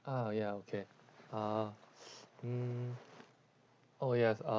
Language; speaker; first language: English; non-native, learner; Korean